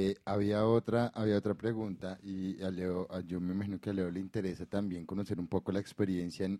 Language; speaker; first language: Spanish; native; Spanish